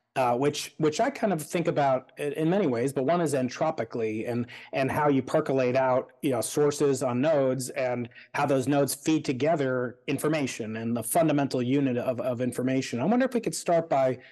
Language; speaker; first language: English; native; English